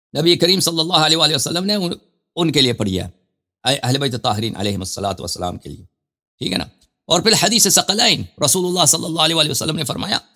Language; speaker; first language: Urdu; non-native, fluent; Persian